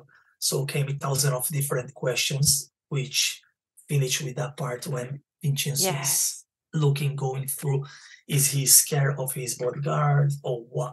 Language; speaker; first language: English; non-native, learner; Portuguese